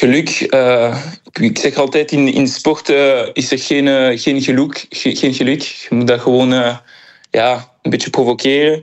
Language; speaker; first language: Dutch; early bilingual, heritage; Spanish